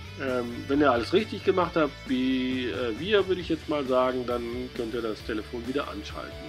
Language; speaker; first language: German; native; German